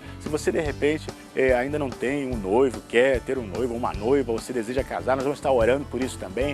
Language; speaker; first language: Portuguese; native; Portuguese